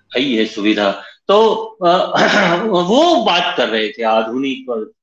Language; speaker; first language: Hindi; native; Hindi